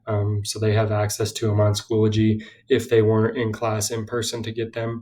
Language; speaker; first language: English; native; English